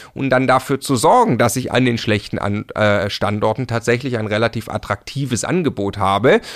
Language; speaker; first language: German; native; German